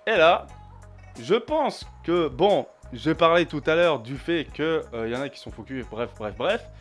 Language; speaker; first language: French; native; French